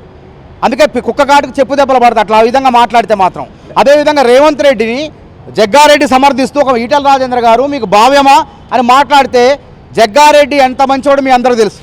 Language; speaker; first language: Telugu; native; Telugu